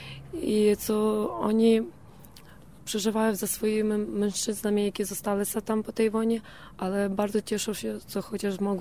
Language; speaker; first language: Polish; non-native, local second language; Ukrainian